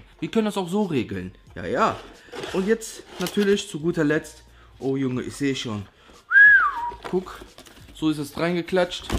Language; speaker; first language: German; native; German